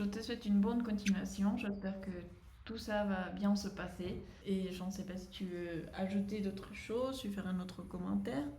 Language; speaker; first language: French; non-native, fluent; Spanish